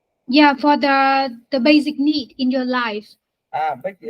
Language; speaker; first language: English; non-native, learner; Vietnamese